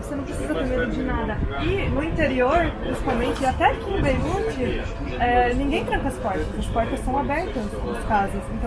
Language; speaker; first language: Portuguese; early bilingual, heritage; Portuguese